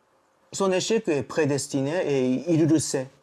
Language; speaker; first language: French; non-native, fluent; Japanese